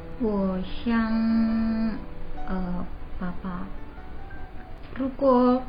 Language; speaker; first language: Chinese; non-native, learner; Indonesian